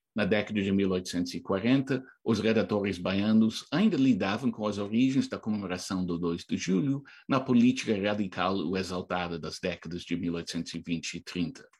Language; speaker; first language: Portuguese; non-native, fluent; English